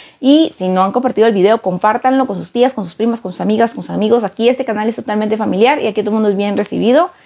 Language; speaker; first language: Spanish; native; Spanish